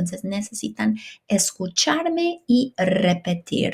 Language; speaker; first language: Spanish; non-native, fluent; English